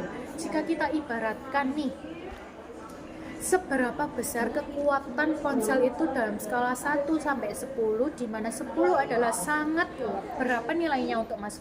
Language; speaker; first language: Indonesian; native; Indonesian